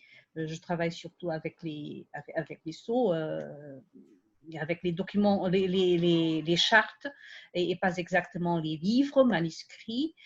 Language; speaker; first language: French; non-native, fluent; Portuguese